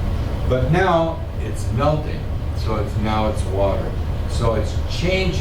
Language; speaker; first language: English; native; English